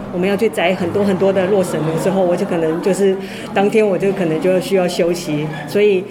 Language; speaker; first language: Chinese; native; Chinese